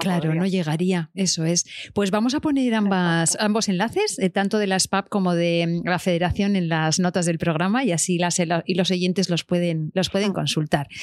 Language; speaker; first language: Spanish; native; Spanish